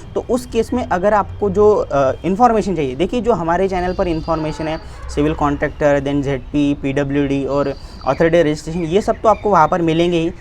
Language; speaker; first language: Hindi; non-native, local second language; Marathi